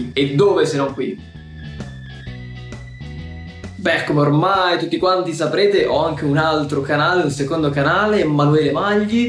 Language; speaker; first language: Italian; native; Italian